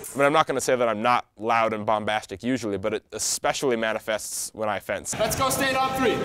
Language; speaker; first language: English; native; English